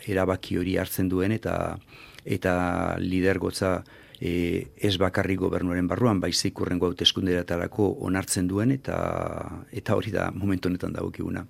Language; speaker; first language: Basque; native; Basque